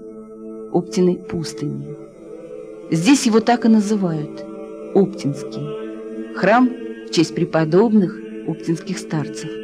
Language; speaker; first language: Russian; native; Russian